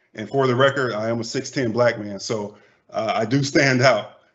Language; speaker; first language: English; native; English